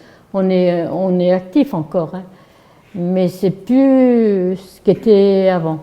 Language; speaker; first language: French; native; French